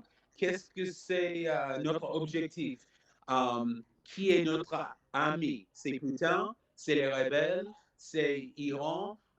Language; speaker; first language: French; non-native, fluent; English